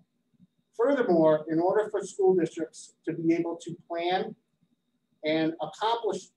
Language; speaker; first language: English; native; English